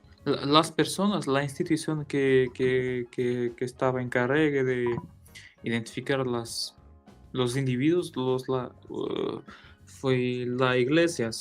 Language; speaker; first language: Spanish; non-native, learner; Portuguese